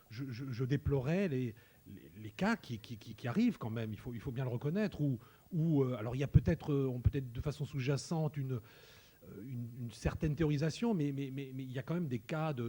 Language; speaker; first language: French; native; French